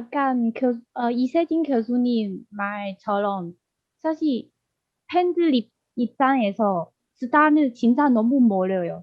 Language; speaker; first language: Korean; non-native, learner; Chinese